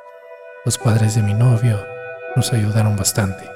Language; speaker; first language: Spanish; native; Spanish